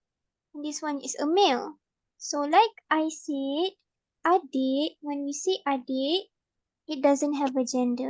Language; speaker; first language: English; non-native, local second language; Malay